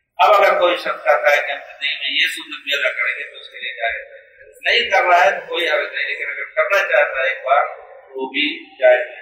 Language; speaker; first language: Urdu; native; Urdu